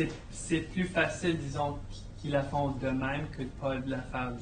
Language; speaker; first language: French; non-native, fluent; English